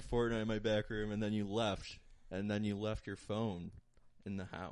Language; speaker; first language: English; native; English